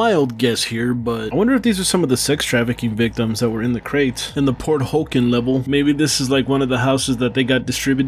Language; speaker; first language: English; native; English